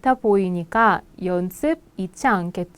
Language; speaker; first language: Korean; non-native, fluent; Russian